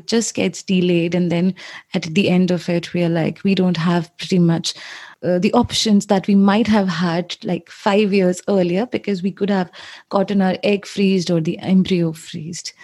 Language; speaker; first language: English; non-native, local second language; Hindi